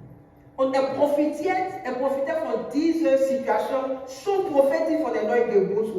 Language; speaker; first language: German; non-native, learner; French